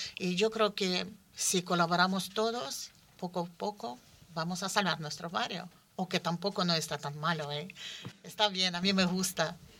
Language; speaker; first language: Spanish; non-native, fluent; Ukrainian